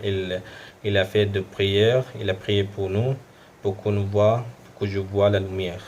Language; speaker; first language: French; non-native, local second language; Arabic